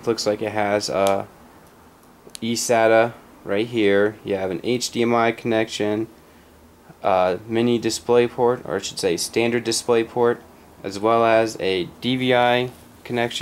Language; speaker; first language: English; native; English